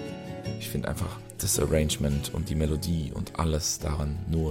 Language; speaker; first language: German; early bilingual, other home language; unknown